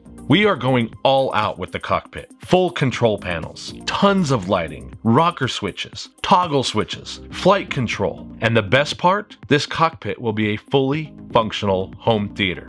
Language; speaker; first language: English; native; English